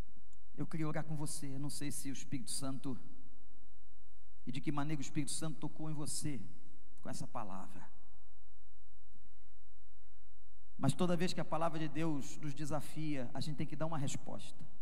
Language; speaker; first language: Portuguese; native; Portuguese